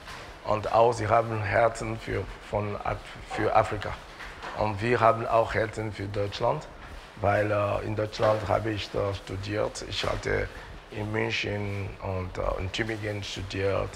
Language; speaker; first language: German; non-native, learner; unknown